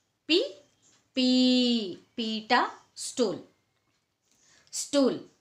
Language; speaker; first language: English; non-native, local second language; Telugu